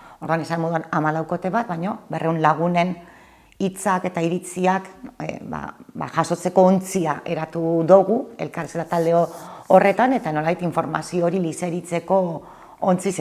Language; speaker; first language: Basque; native; Basque